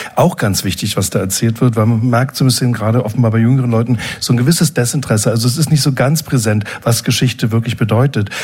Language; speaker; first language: German; native; German